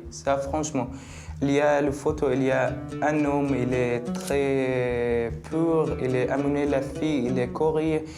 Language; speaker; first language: French; non-native, learner; Arabic